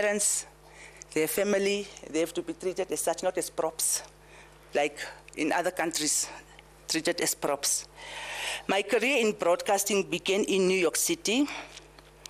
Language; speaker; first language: English; non-native, local second language; Dutch